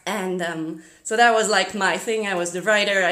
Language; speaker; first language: English; non-native, fluent; German